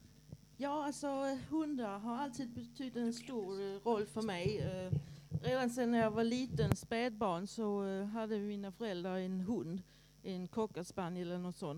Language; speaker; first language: Swedish; native; Swedish